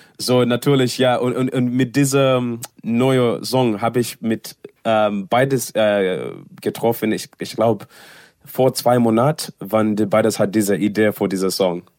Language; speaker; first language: German; non-native, learner; English